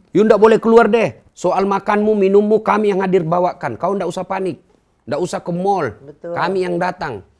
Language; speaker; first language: Indonesian; native; Indonesian